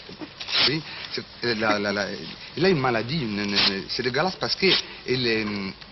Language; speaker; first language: French; non-native, fluent; Italian